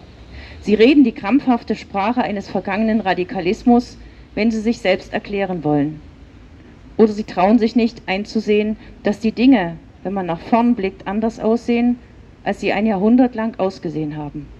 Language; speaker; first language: German; native; German